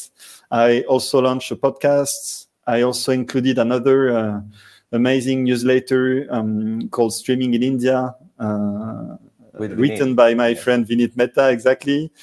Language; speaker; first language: English; non-native, fluent; French